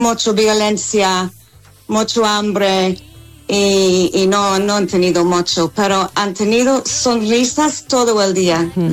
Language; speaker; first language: Spanish; non-native, learner; English